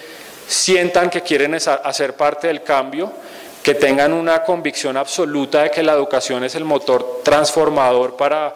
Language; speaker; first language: Spanish; native; Spanish